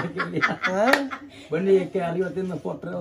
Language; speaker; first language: Spanish; native; Spanish